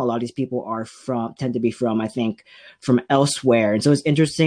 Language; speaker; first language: English; native; English